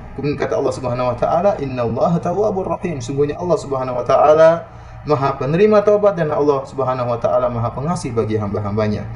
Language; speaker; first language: Indonesian; native; Indonesian